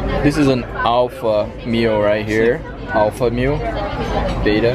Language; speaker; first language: English; non-native, fluent; Portuguese